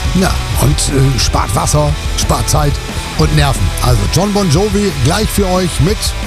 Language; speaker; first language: German; native; German